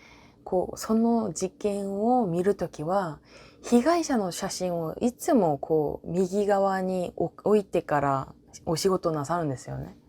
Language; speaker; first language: Japanese; non-native, fluent; Korean